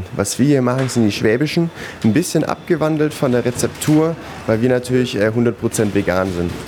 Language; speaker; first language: German; native; German